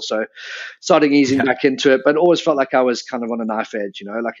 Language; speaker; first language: English; native; English